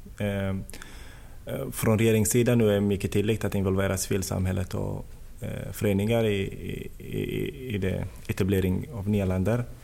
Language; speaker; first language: Swedish; non-native, fluent; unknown